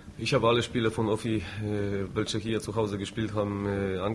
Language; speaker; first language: German; non-native, fluent; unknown